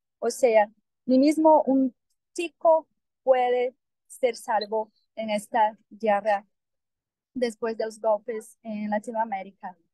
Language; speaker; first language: Spanish; non-native, fluent; Portuguese